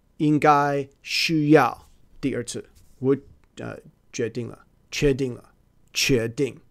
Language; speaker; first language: Chinese; non-native, learner; English